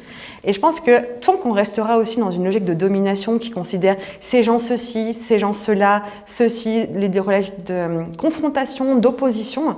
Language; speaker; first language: French; native; French